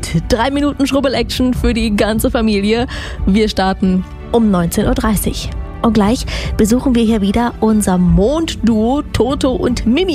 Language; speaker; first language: German; native; German